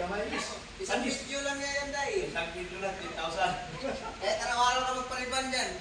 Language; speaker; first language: Filipino; non-native, local second language; Cebuano